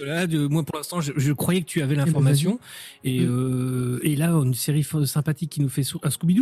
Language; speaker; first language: French; native; French